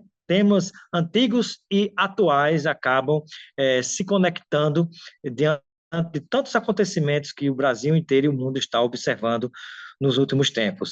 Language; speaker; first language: Portuguese; native; Portuguese